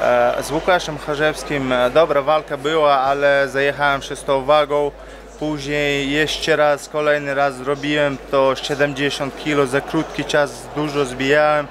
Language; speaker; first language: Polish; non-native, fluent; Chechen